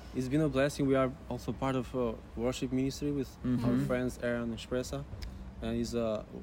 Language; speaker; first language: English; non-native, fluent; Albanian